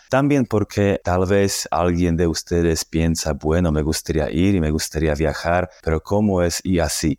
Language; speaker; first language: Spanish; non-native, fluent; Slovak